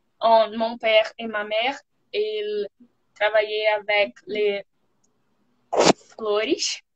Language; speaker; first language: French; non-native, learner; Portuguese